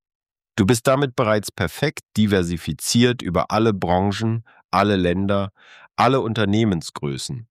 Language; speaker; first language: German; native; German